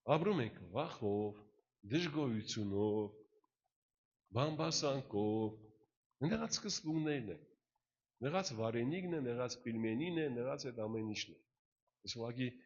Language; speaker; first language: Armenian; early bilingual, heritage; Russian